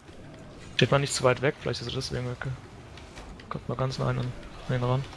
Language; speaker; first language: German; native; German